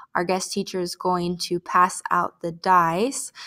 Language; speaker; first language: English; native; English